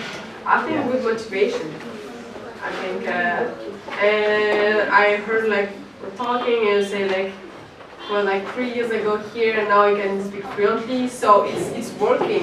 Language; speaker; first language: English; non-native, fluent; French